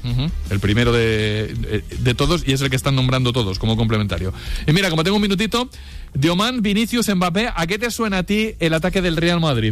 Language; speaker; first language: Spanish; native; Spanish